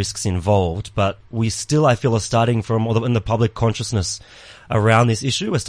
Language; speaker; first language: English; native; English